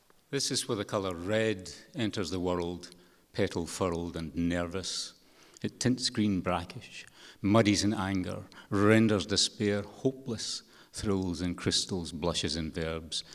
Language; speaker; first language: English; native; English